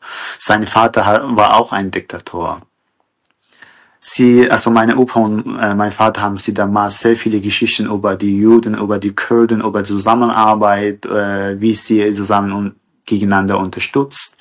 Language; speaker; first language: German; non-native, learner; Kurdish